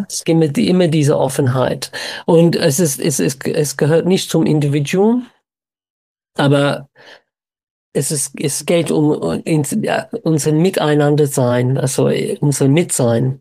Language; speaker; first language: German; non-native, fluent; English